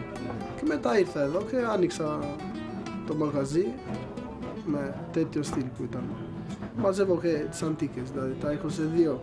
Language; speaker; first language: Greek; non-native, fluent; Albanian